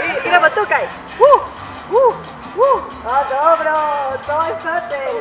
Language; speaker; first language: Slovenian; non-native, learner; Spanish